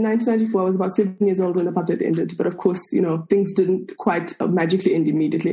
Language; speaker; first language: English; non-native, local second language; Afrikaans